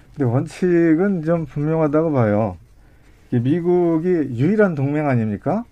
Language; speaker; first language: Korean; native; Korean